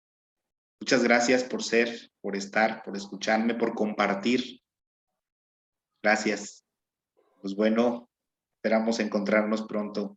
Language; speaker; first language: Spanish; native; Spanish